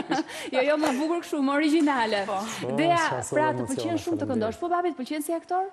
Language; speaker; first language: Albanian; native; Albanian